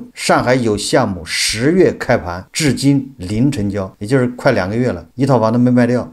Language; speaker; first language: Chinese; native; Chinese